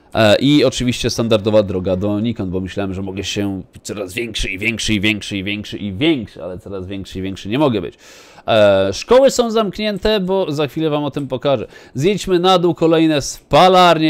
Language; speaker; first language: Polish; native; Polish